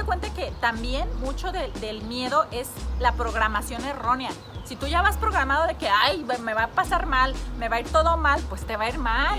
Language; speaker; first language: Spanish; native; Spanish